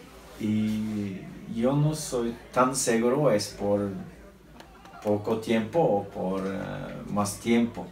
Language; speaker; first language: Spanish; non-native, learner; Norwegian